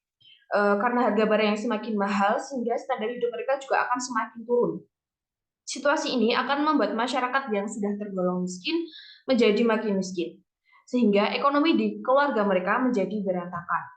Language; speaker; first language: Indonesian; native; Indonesian